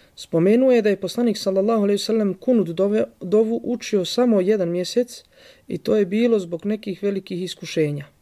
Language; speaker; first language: Bosnian; native; Bosnian